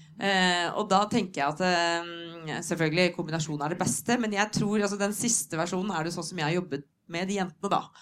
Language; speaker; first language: Norwegian; native; Norwegian